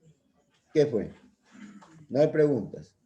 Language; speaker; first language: Spanish; native; Spanish